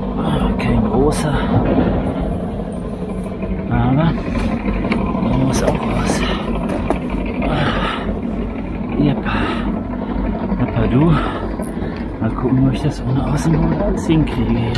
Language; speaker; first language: German; native; German